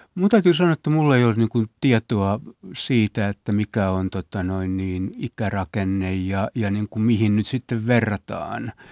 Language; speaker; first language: Finnish; native; Finnish